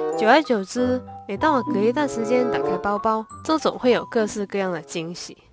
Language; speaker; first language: Chinese; non-native, local second language; Cantonese